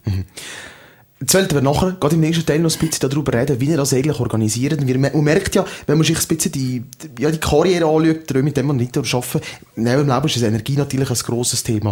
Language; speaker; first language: German; native; German